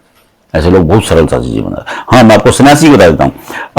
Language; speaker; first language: Hindi; native; Hindi